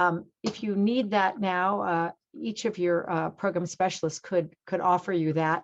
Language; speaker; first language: English; native; English